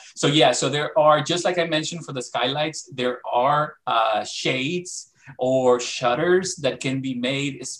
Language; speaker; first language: English; non-native, fluent; Spanish